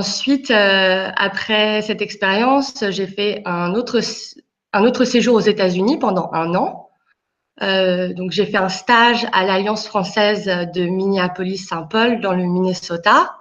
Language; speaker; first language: French; native; French